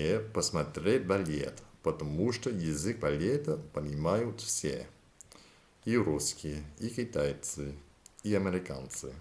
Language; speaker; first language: Russian; non-native, learner; English